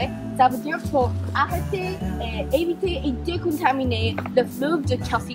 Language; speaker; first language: French; non-native, learner; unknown